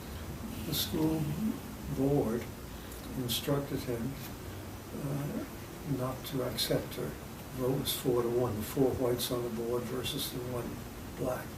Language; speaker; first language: English; native; English